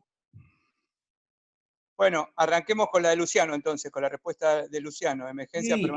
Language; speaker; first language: Spanish; native; Spanish